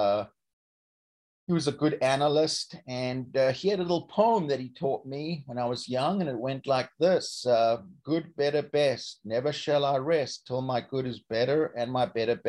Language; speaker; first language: English; native; English